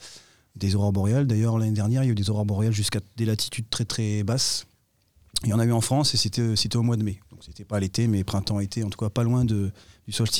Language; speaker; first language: French; native; French